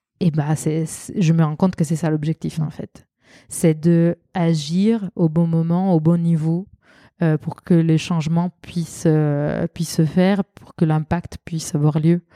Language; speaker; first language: French; non-native, fluent; Italian